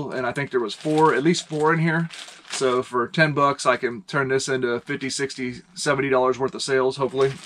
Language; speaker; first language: English; native; English